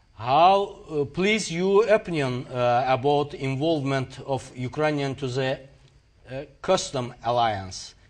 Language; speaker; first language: English; non-native, learner; Azerbaijani